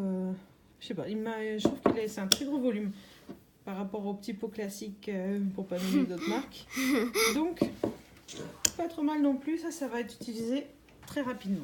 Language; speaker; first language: French; native; French